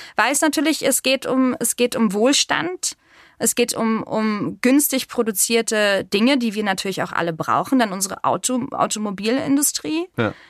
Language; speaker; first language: German; native; German